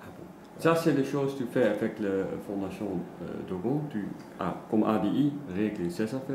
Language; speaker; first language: French; non-native, learner; Dutch